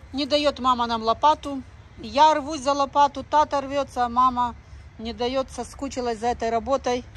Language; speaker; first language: Russian; native; Russian